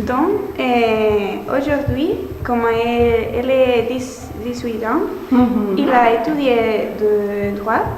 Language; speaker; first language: French; non-native, learner; Spanish